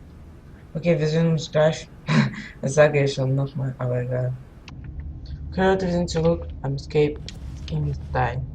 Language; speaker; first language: German; non-native, local second language; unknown